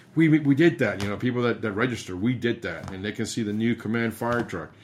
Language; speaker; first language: English; early bilingual, other home language; Spanish